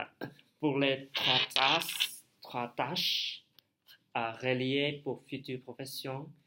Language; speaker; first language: French; non-native, learner; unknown